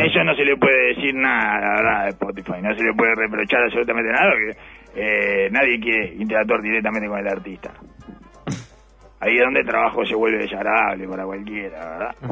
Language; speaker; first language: Spanish; native; Spanish